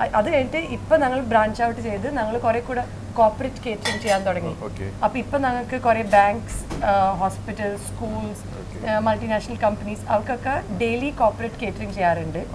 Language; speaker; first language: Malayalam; early bilingual, heritage; Malayalam